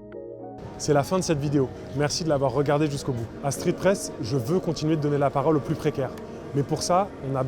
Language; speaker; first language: French; native; French